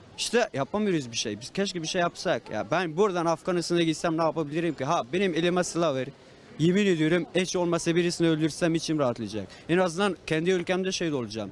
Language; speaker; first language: Turkish; non-native, fluent; Persian